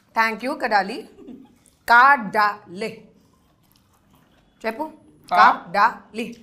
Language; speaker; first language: Telugu; non-native, learner; Hindi